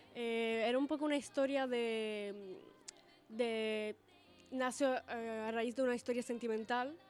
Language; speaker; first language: Spanish; early bilingual, other home language; Italian